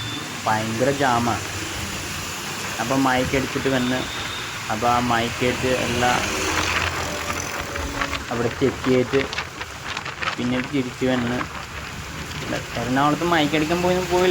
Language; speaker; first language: Malayalam; non-native, learner; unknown